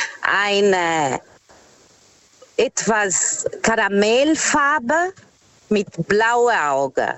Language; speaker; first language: German; non-native, fluent; Portuguese